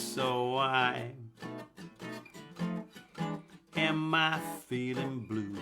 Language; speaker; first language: English; native; English